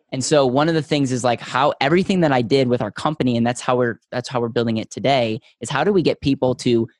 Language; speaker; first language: English; native; English